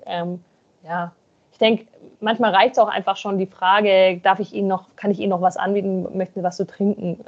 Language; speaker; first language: German; native; German